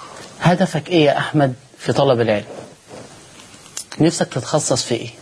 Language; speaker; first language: Arabic; native; Arabic